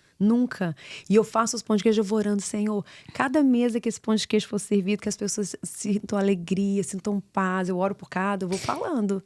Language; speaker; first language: Portuguese; native; Portuguese